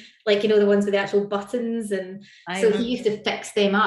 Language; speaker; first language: English; native; English